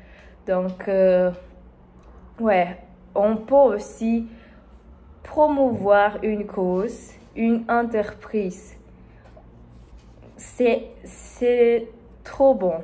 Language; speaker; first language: French; non-native, learner; Spanish